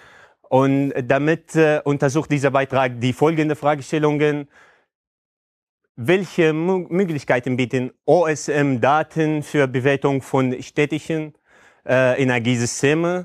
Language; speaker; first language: German; non-native, fluent; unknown